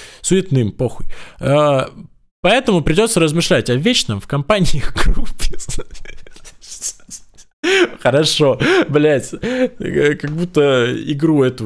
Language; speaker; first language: Russian; native; Russian